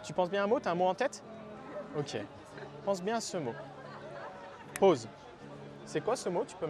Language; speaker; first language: French; native; French